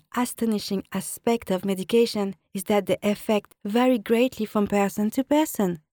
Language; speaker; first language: English; non-native, fluent; French